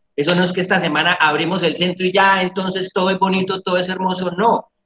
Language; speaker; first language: Spanish; native; Spanish